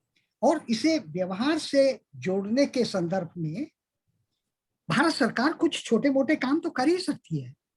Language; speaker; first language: Hindi; native; Hindi